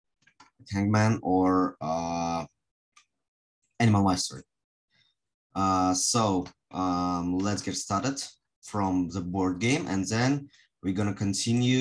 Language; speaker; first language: English; non-native, fluent; Russian